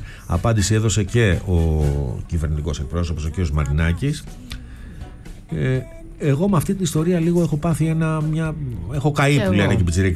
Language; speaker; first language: Greek; native; Greek